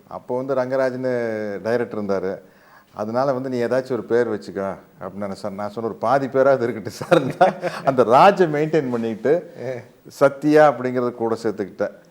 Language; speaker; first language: Tamil; native; Tamil